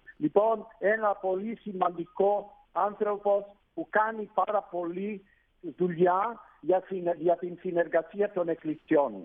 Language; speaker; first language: Greek; non-native, fluent; Italian